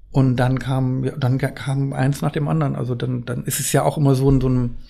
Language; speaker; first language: German; native; German